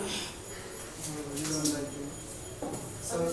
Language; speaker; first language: English; non-native, local second language; Hindi